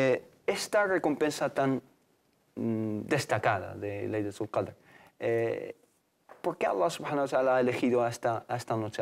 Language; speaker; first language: Spanish; native; Spanish